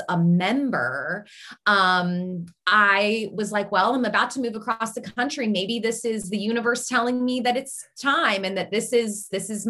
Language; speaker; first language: English; native; English